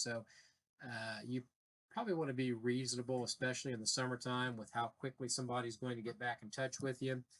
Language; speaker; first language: English; native; English